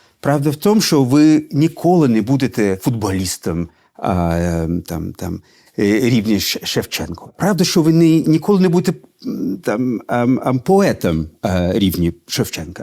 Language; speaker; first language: Ukrainian; non-native, learner; Russian